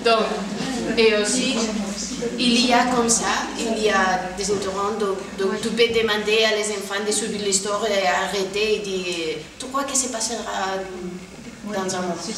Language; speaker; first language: French; non-native, fluent; Spanish